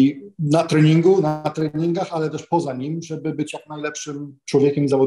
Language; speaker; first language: Polish; native; Polish